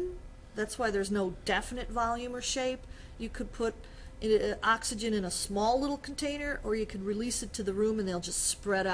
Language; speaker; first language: English; native; English